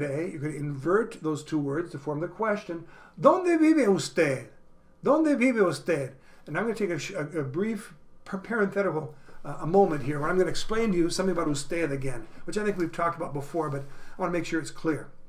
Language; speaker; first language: English; native; English